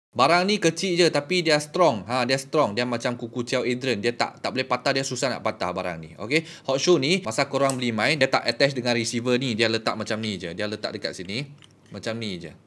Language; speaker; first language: Malay; native; Malay